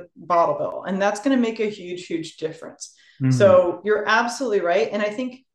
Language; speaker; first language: English; native; English